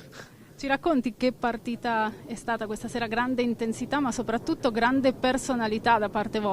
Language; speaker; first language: Italian; native; Italian